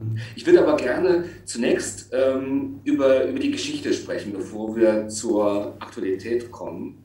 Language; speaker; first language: German; native; German